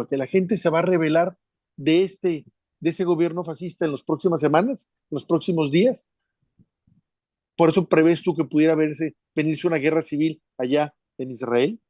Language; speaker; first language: Spanish; native; Spanish